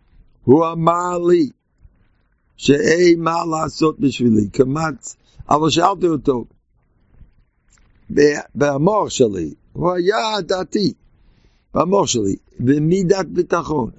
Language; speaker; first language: Hebrew; non-native, fluent; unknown